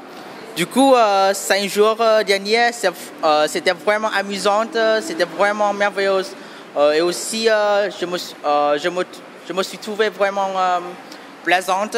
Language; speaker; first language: French; non-native, fluent; Vietnamese